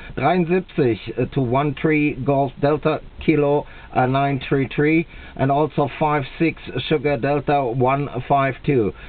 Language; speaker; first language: English; non-native, fluent; German